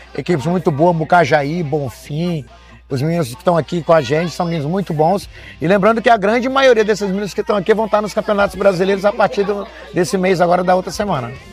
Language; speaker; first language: Portuguese; native; Portuguese